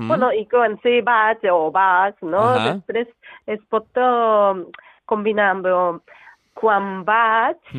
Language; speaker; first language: Catalan; non-native, learner; Japanese